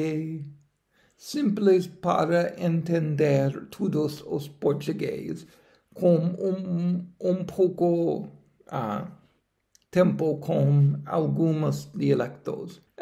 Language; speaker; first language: Portuguese; non-native, learner; English